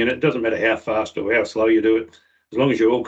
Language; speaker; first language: English; native; English